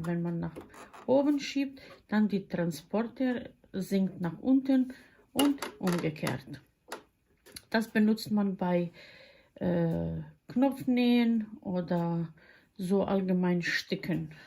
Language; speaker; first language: German; non-native, fluent; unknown